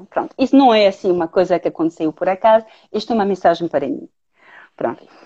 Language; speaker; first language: Portuguese; non-native, fluent; French